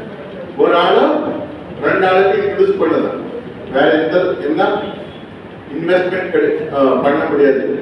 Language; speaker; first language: Tamil; non-native, learner; Kannada